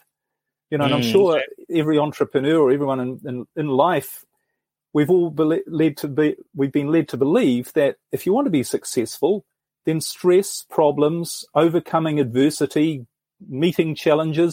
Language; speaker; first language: English; native; English